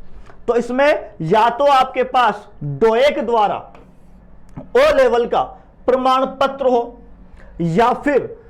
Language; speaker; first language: Hindi; native; Hindi